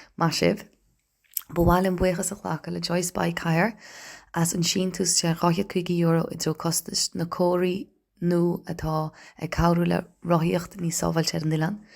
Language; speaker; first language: Irish; native; Irish